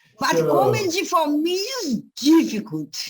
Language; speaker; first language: English; non-native, learner; Portuguese